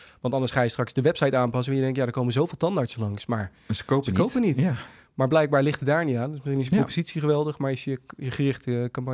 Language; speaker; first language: Dutch; native; Dutch